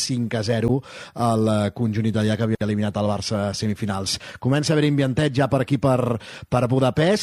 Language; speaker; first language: Catalan; native; Catalan